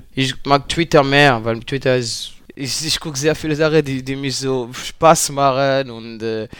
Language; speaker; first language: German; non-native, fluent; French